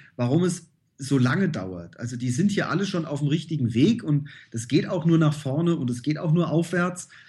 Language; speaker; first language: German; native; German